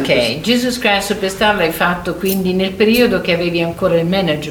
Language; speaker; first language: Italian; native; Italian